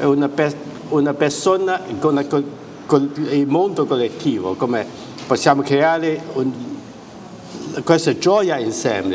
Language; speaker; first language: Italian; non-native, fluent; Chinese